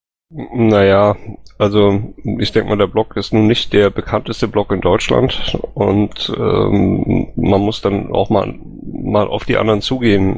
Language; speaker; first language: German; native; German